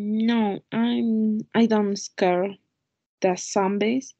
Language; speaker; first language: English; non-native, learner; Spanish